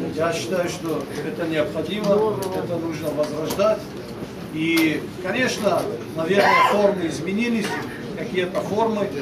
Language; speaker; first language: Russian; non-native, local second language; Ossetic